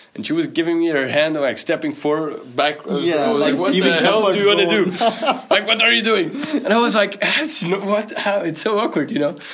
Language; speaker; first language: English; non-native, fluent; Portuguese